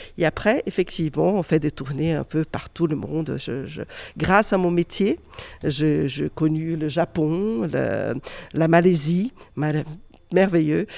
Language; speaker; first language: French; non-native, fluent; Portuguese